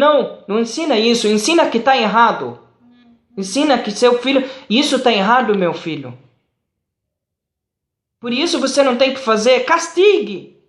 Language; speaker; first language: Portuguese; non-native, fluent; Arabic